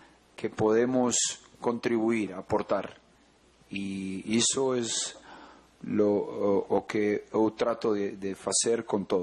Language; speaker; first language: Portuguese; non-native, learner; Spanish